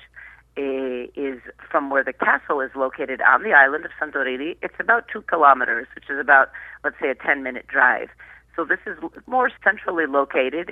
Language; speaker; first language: English; native; English